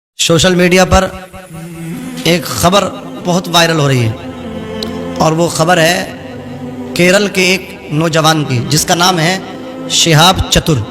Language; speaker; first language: Urdu; native; Urdu